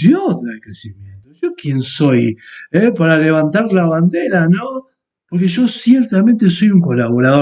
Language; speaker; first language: Spanish; native; Spanish